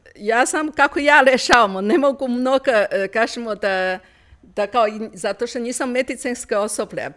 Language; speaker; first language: Croatian; non-native, learner; Chinese